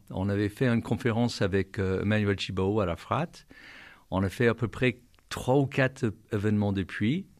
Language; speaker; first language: French; non-native, fluent; English